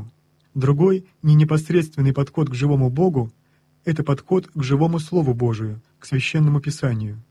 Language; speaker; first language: Russian; native; Russian